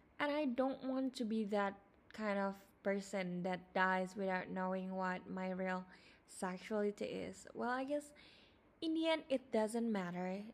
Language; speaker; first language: English; non-native, fluent; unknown